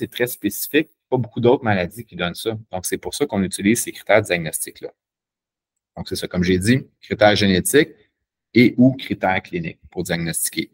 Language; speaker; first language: French; native; French